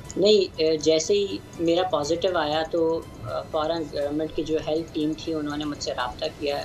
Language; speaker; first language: Urdu; native; Urdu